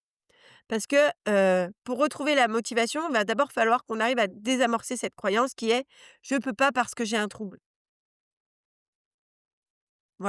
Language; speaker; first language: French; native; French